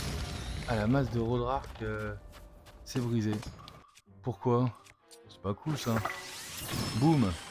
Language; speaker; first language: French; native; French